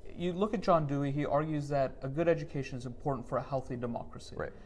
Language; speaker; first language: English; native; English